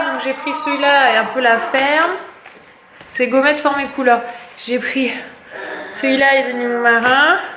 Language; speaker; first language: French; native; French